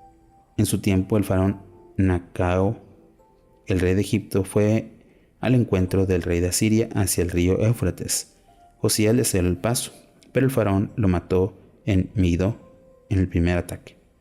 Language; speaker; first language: Spanish; native; Spanish